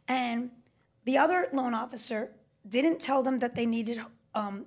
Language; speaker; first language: English; native; English